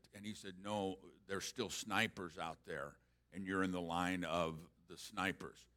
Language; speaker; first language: English; native; English